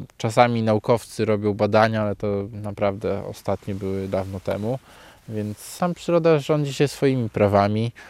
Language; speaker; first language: Polish; native; Polish